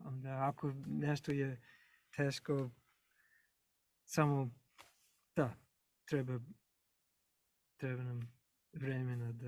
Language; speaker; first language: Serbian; non-native, learner; English